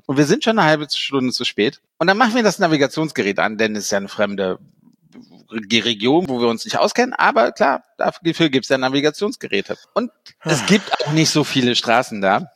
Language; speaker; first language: German; native; German